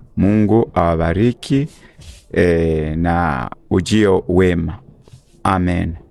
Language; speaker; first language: Swahili; native; Swahili